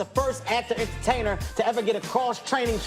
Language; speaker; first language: English; native; English